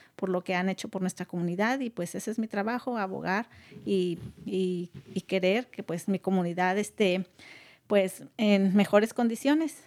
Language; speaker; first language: Spanish; native; Spanish